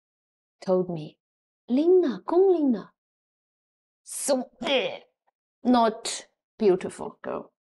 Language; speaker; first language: English; non-native, learner; Chinese